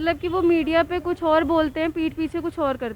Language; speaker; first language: Hindi; native; Hindi